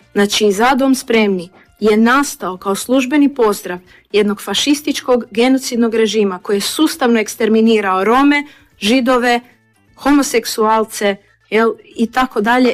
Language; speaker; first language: Croatian; native; Croatian